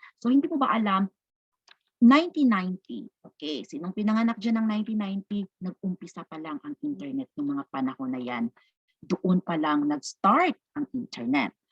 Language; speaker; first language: Filipino; non-native, local second language; Cebuano